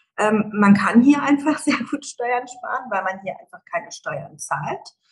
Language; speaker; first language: German; early bilingual, other home language; Persian